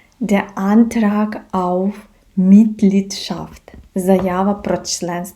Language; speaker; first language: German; non-native, fluent; Ukrainian